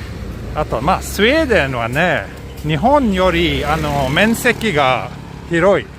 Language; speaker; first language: Japanese; non-native, fluent; Swedish